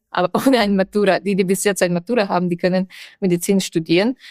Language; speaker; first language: German; non-native, fluent; Persian